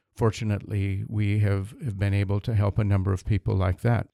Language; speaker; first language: English; native; English